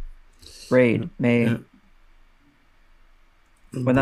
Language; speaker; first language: French; non-native, fluent; English